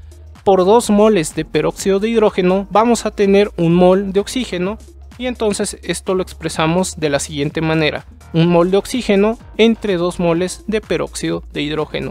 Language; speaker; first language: Spanish; native; Spanish